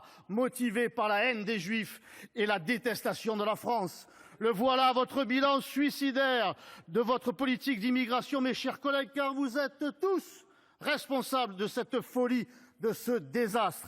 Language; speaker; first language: French; native; French